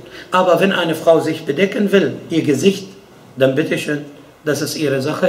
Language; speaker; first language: German; non-native, fluent; Arabic